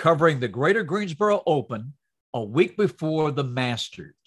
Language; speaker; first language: English; native; English